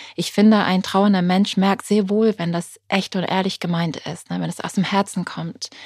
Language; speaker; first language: German; non-native, fluent; English